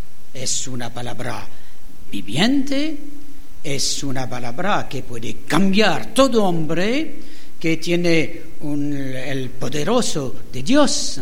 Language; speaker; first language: Spanish; non-native, learner; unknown